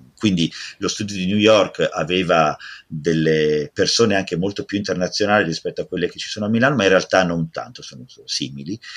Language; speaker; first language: Italian; native; Italian